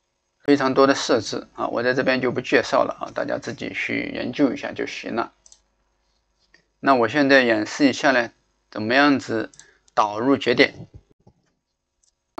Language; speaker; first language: Chinese; native; Chinese